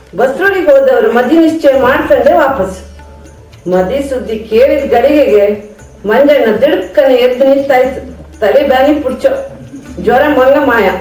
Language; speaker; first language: Kannada; native; Kannada